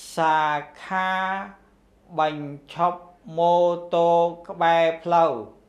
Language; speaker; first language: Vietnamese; non-native, local second language; Khmer